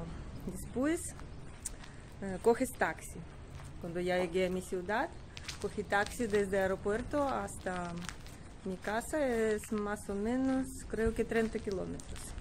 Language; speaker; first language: Spanish; non-native, learner; Russian